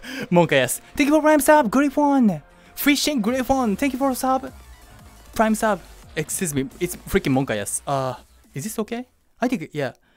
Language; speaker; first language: English; non-native, learner; Japanese